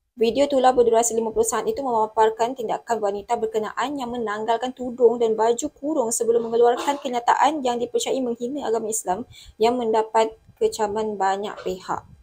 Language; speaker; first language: Malay; native; Malay